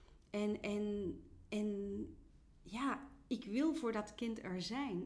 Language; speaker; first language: Dutch; non-native, fluent; French